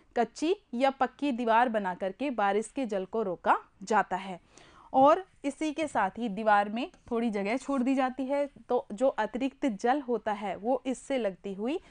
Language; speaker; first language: Hindi; native; Hindi